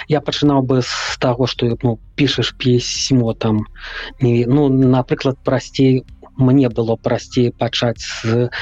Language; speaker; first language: Belarusian; non-native, local second language; Russian